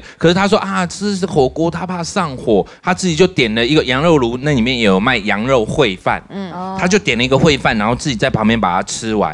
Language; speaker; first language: Chinese; native; Chinese